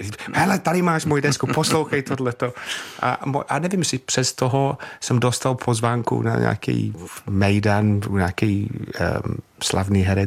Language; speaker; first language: Czech; non-native, fluent; English